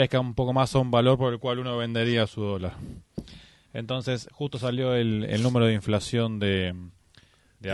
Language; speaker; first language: Spanish; native; Spanish